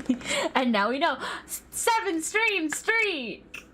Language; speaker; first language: English; native; English